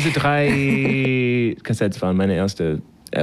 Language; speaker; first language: German; non-native, learner; English